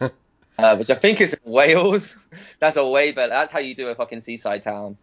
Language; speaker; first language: English; native; English